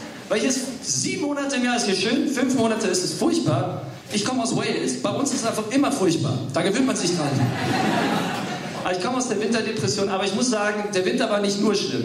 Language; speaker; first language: German; early bilingual, other home language; English